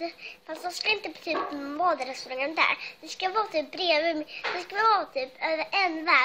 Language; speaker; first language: Swedish; early bilingual, other home language; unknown